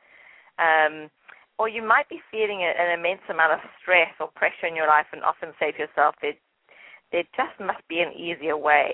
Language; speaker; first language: English; native; English